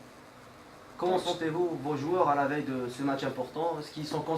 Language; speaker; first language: French; native; French